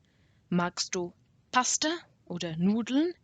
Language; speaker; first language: German; non-native, learner; English